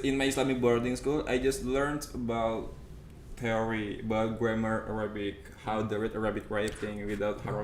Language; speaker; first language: English; non-native, fluent; Indonesian